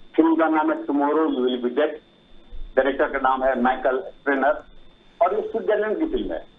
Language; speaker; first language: Hindi; non-native, local second language; Maithili